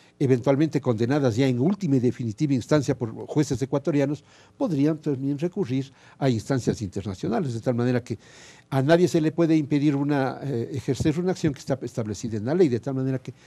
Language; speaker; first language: Spanish; native; Spanish